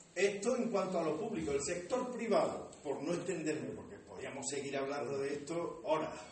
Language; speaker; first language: Spanish; native; Spanish